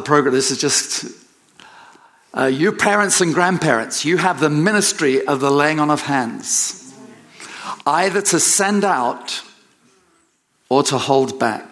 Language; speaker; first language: English; native; English